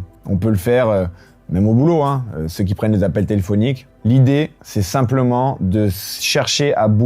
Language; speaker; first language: French; native; French